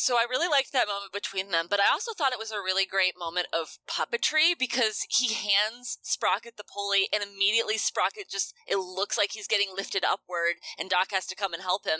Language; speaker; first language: English; native; English